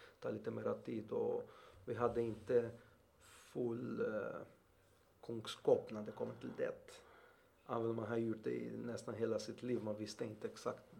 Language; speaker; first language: Swedish; non-native, fluent; Greek